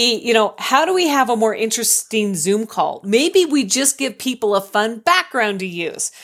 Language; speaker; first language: English; native; English